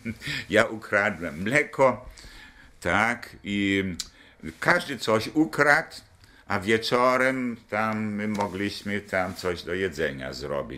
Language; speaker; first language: Polish; non-native, local second language; German